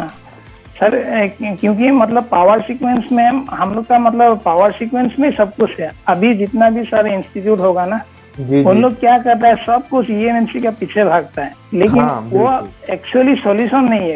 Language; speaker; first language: Hindi; non-native, local second language; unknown